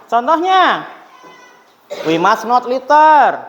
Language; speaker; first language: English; non-native, fluent; Indonesian